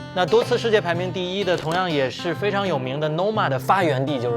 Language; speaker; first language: Chinese; native; Chinese